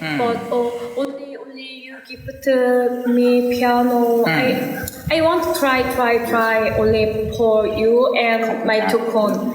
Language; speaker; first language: English; non-native, learner; Korean